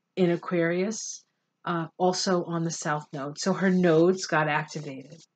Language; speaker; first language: English; native; English